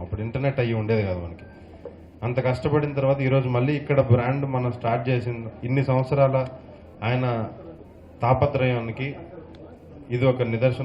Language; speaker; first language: Telugu; native; Telugu